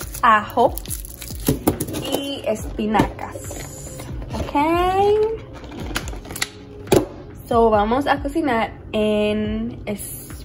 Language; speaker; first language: Spanish; early bilingual, heritage; Spanish